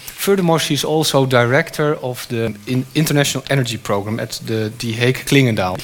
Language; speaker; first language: English; non-native, fluent; Dutch